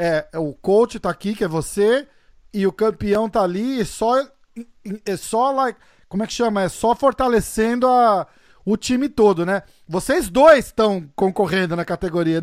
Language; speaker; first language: Portuguese; native; Portuguese